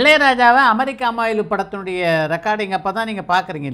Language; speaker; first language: Tamil; native; Tamil